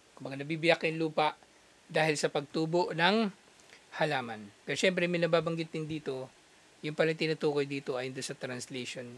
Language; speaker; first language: Filipino; native; Filipino